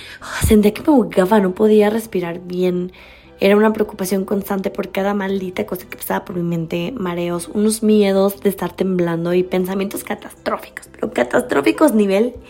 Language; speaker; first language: Spanish; native; Spanish